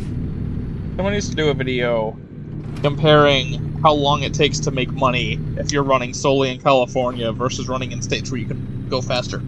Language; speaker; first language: English; native; English